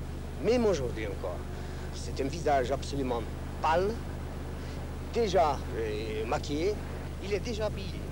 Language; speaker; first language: French; non-native, fluent; Hungarian